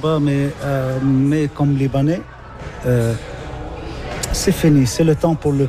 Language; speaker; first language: French; non-native, local second language; Arabic